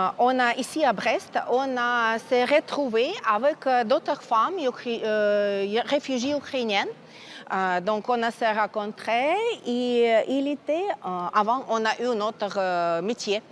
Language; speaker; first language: French; non-native, fluent; Ukrainian